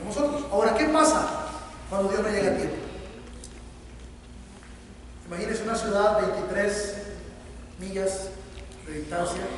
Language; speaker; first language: Spanish; native; Spanish